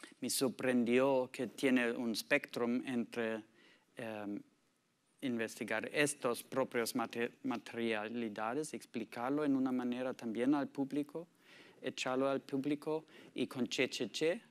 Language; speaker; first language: Spanish; non-native, learner; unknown